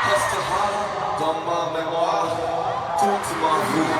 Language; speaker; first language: French; non-native, learner; Korean